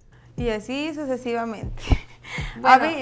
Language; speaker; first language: Spanish; native; Spanish